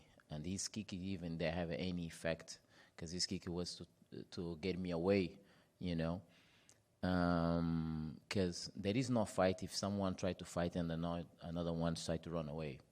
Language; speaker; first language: English; non-native, fluent; Portuguese